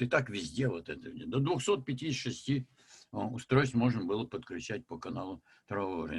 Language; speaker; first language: Russian; native; Russian